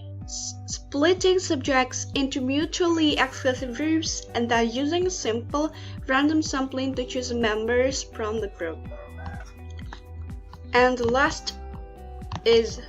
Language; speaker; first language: English; non-native, learner; Indonesian